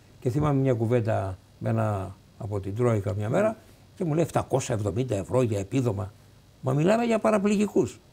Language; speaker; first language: Greek; native; Greek